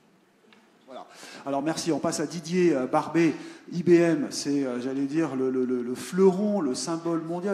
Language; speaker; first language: French; native; French